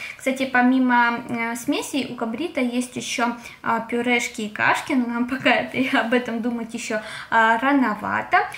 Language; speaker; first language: Russian; native; Russian